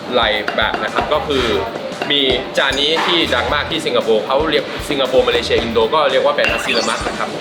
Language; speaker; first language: Thai; non-native, fluent; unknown